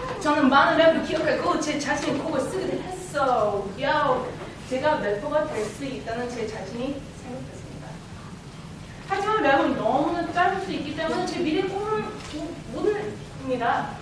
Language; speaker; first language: Korean; early bilingual, heritage; Korean